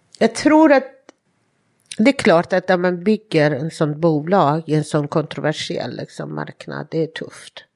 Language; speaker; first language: Swedish; non-native, fluent; Persian